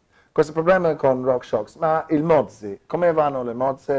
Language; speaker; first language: Italian; non-native, learner; English